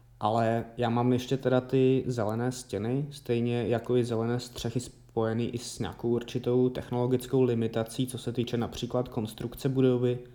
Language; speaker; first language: Czech; native; Czech